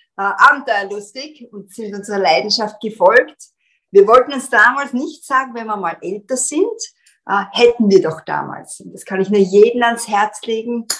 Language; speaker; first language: German; native; German